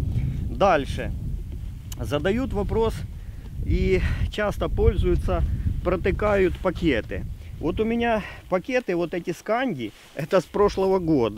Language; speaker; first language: Russian; native; Russian